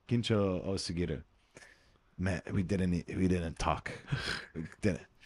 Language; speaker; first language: English; native; English